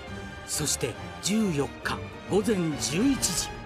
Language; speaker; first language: Japanese; native; Japanese